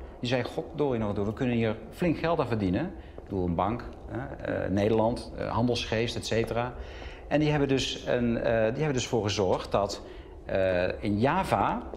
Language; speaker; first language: Dutch; native; Dutch